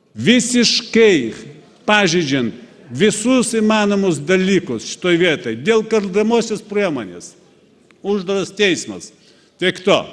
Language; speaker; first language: Lithuanian; non-native, fluent; Russian